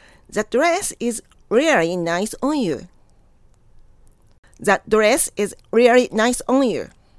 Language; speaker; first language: English; non-native, fluent; Japanese